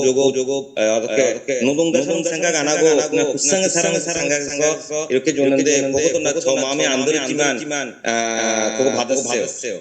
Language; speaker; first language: Korean; non-native, learner; Bangla